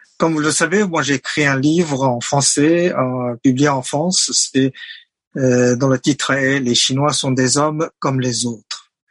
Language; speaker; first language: French; non-native, fluent; Chinese